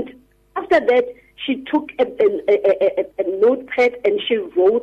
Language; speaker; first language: English; non-native, local second language; Tswana